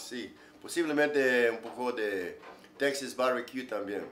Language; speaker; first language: Spanish; non-native, learner; English